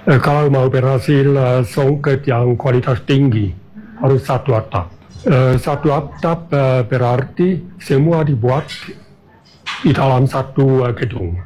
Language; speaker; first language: Indonesian; non-native, fluent; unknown